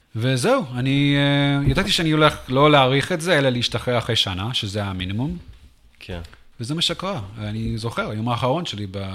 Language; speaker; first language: Hebrew; non-native, fluent; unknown